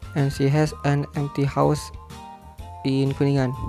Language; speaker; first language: English; non-native, learner; Indonesian